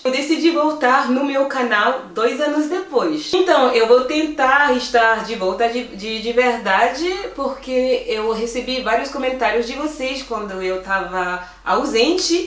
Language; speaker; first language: Portuguese; non-native, fluent; French